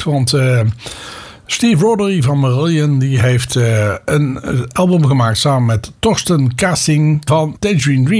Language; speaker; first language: Dutch; native; Dutch